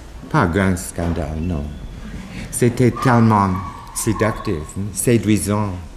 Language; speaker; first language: French; non-native, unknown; English